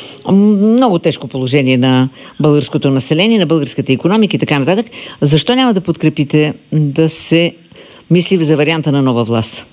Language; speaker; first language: Bulgarian; native; Bulgarian